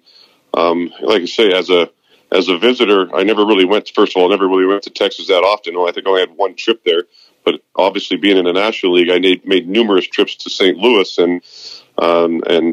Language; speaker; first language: English; native; English